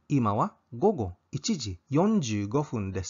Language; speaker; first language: Japanese; non-native, fluent; Cebuano